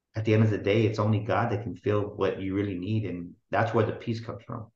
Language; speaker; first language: English; native; English